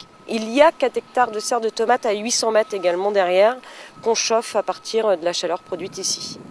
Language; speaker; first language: French; native; French